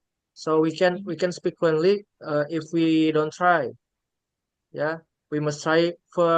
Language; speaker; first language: English; non-native, learner; Indonesian